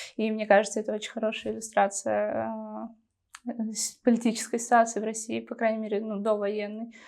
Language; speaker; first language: Russian; native; Russian